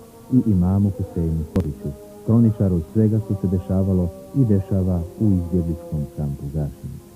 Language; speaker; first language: Bosnian; native; Bosnian